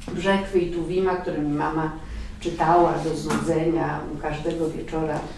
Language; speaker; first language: Polish; native; Polish